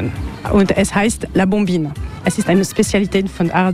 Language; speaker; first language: German; non-native, learner; French